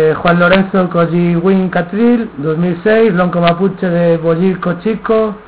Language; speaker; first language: Spanish; non-native, local second language; Galician